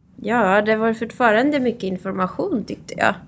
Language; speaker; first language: Swedish; non-native, fluent; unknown